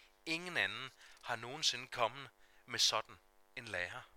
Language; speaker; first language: Danish; native; Danish